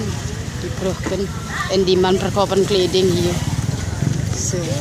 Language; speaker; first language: Dutch; non-native, learner; Indonesian